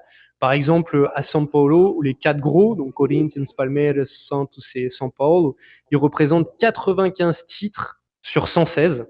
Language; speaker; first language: French; native; French